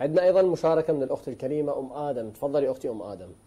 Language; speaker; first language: Arabic; native; Arabic